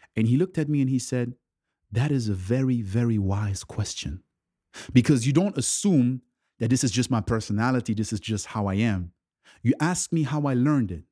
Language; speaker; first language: English; early bilingual, other home language; French